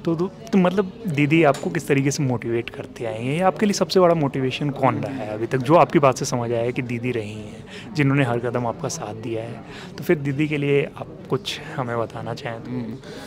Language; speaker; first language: Hindi; native; Hindi